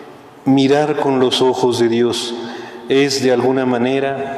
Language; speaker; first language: Spanish; native; Spanish